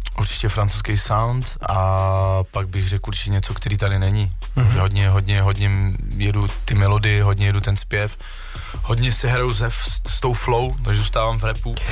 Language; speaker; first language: Czech; early bilingual, other home language; French